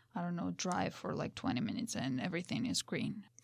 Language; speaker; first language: English; non-native, fluent; Georgian